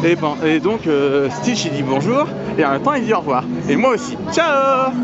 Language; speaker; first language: French; native; French